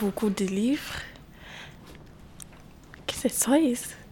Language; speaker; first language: French; non-native, learner; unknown